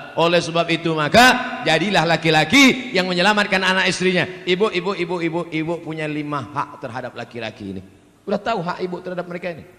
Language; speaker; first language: Malay; native; Malay